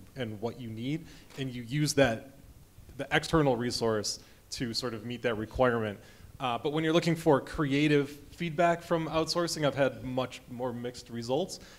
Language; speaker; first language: English; native; English